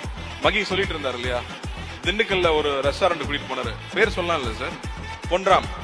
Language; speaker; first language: Tamil; native; Tamil